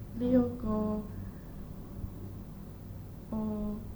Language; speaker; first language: Japanese; non-native, learner; English